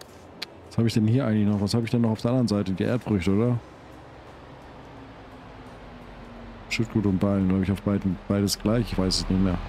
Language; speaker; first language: German; native; German